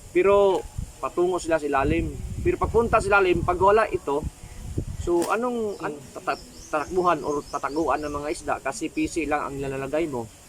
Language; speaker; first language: Filipino; non-native, local second language; Cebuano